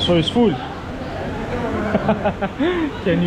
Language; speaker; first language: English; non-native, learner; Turkish